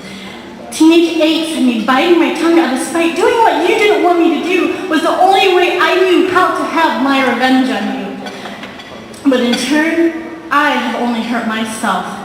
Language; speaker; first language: English; early bilingual, heritage; Vietnamese